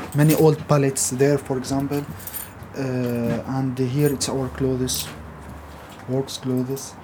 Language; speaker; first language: English; non-native, fluent; Arabic